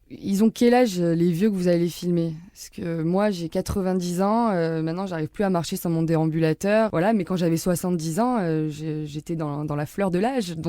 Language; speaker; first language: French; native; French